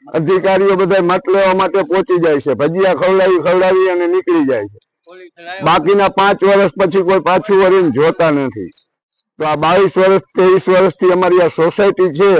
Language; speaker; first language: Gujarati; native; Gujarati